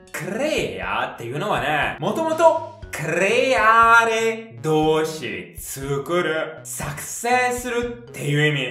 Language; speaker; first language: Japanese; non-native, fluent; Italian